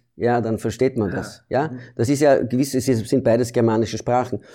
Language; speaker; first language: German; early bilingual, heritage; German